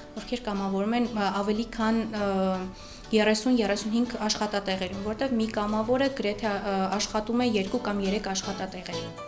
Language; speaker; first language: Armenian; native; Armenian